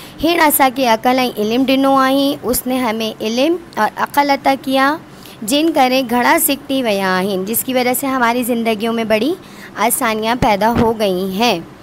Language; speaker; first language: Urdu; non-native, local second language; Sindhi